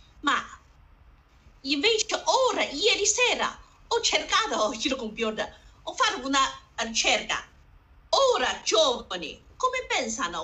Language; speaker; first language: Italian; non-native, learner; Chinese